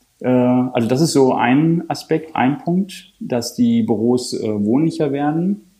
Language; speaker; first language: German; native; German